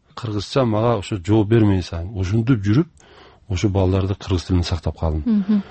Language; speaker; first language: Kyrgyz; early bilingual, heritage; Kyrgyz